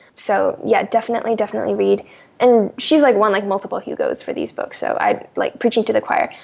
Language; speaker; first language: English; early bilingual, other home language; Chinese